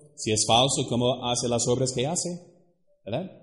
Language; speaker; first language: Spanish; non-native, fluent; English